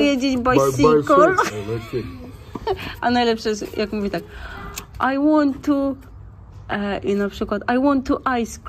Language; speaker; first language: Polish; native; Polish